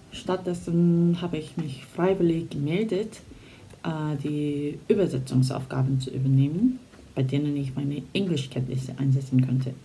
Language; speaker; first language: German; non-native, fluent; Korean